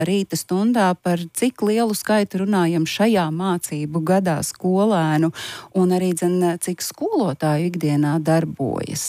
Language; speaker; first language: Latvian; native; Latvian